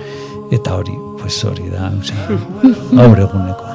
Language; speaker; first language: Basque; non-native, local second language; Spanish